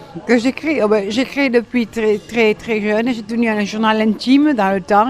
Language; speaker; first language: French; native; French